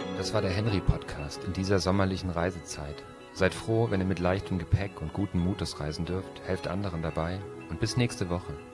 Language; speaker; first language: German; native; German